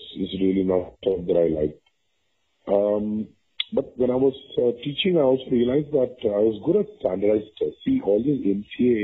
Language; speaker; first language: English; non-native, local second language; Tamil